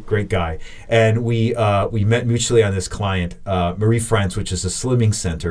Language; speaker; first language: English; native; English